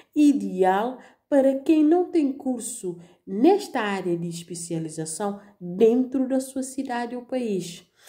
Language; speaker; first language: Portuguese; non-native, local second language; Kabuverdianu